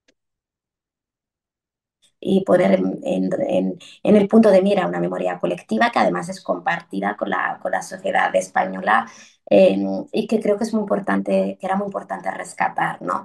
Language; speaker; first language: Spanish; early bilingual, other home language; Arabic